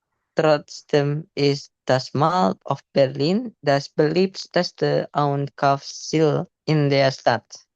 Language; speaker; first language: German; non-native, learner; Indonesian